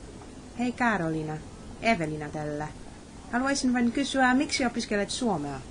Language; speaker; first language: Finnish; non-native, fluent; Polish